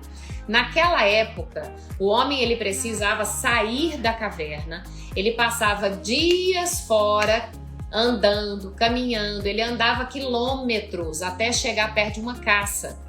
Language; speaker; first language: Portuguese; native; Portuguese